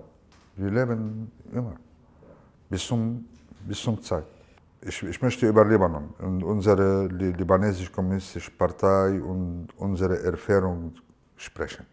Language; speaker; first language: German; non-native, learner; Arabic